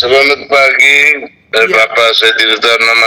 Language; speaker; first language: Indonesian; non-native, fluent; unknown